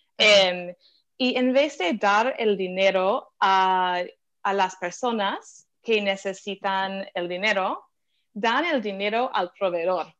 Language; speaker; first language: Spanish; non-native, fluent; English